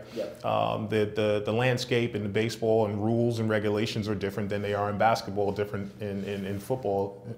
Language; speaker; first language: English; native; English